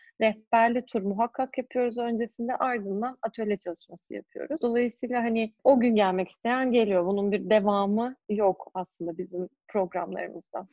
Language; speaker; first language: Turkish; native; Turkish